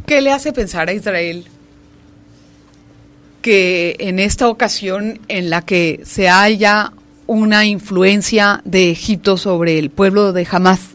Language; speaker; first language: Spanish; native; Spanish